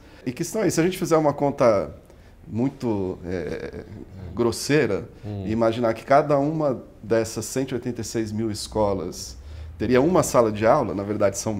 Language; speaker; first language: Portuguese; native; Portuguese